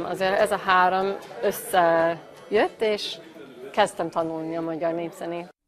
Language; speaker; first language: Hungarian; non-native, fluent; English